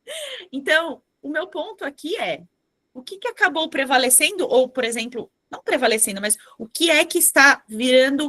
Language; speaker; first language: Portuguese; native; Portuguese